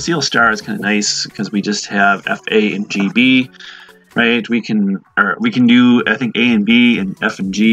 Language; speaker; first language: English; native; English